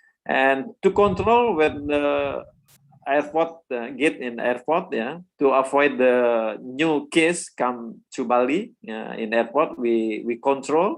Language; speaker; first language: English; non-native, learner; Indonesian